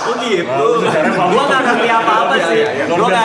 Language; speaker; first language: Indonesian; native; Indonesian